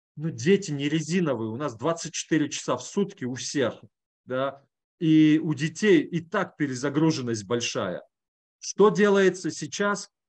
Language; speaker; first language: Russian; native; Russian